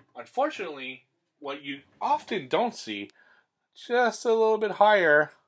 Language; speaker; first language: English; native; English